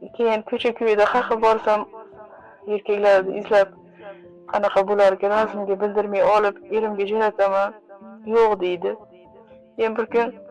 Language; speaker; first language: Uzbek; native; Uzbek